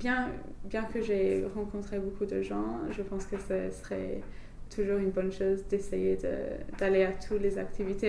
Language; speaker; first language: French; non-native, fluent; English